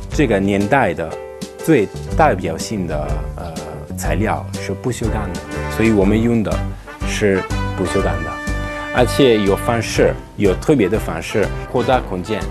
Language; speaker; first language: Chinese; non-native, fluent; Italian